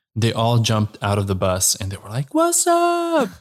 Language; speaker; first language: English; non-native, fluent; Slovenian